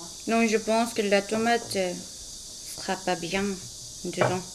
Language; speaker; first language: French; non-native, fluent; Korean